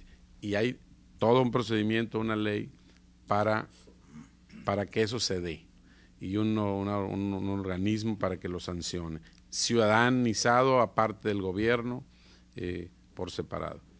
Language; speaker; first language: Spanish; native; Spanish